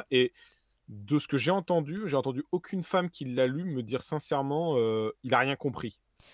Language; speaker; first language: French; native; French